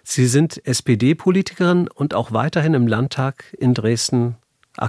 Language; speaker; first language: German; native; German